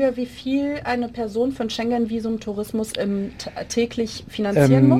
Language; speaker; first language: German; non-native, local second language; Arabic